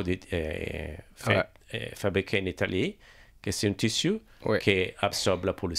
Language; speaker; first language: French; non-native, learner; English